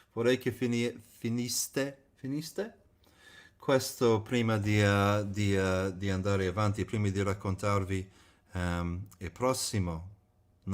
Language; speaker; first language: Italian; non-native, fluent; English